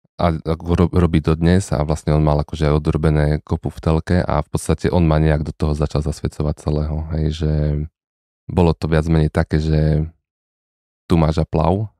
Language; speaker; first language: Slovak; native; Slovak